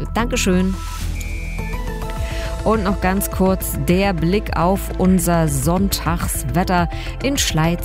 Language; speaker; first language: German; native; German